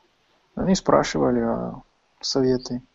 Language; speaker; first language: Russian; non-native, fluent; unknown